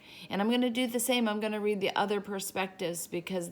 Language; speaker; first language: English; native; English